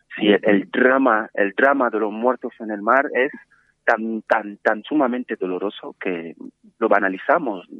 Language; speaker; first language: Spanish; non-native, fluent; French